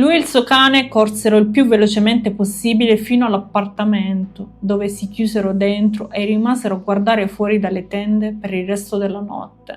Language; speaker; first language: Italian; native; Italian